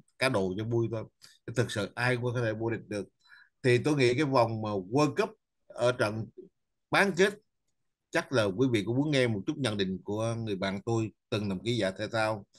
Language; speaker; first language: Vietnamese; native; Vietnamese